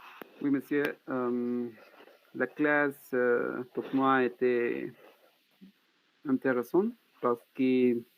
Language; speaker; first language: French; non-native, learner; Spanish